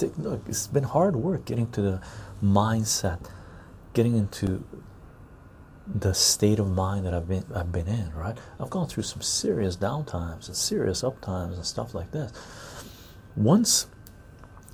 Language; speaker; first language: English; non-native, fluent; Armenian